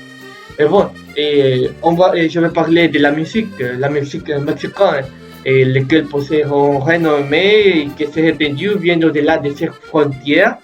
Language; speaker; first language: French; non-native, learner; Spanish